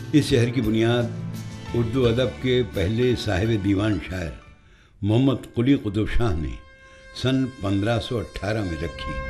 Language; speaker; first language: Urdu; native; Urdu